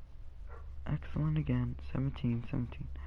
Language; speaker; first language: English; native; English